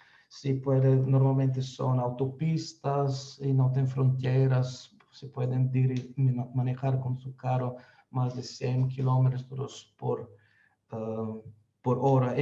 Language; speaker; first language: Spanish; non-native, fluent; Slovenian